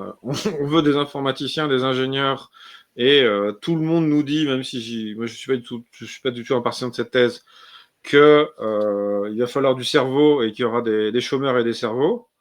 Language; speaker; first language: French; native; French